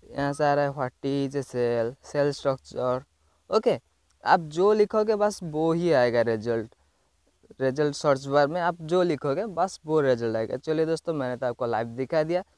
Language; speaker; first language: Hindi; native; Hindi